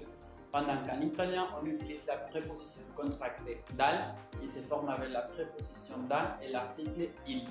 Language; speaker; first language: French; non-native, learner; Spanish